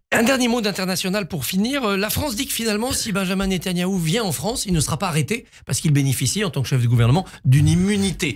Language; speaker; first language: French; native; French